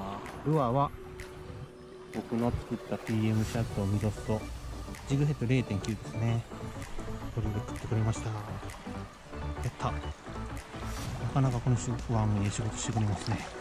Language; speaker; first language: Japanese; native; Japanese